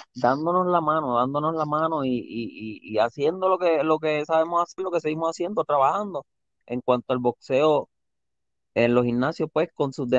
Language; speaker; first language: Spanish; native; Spanish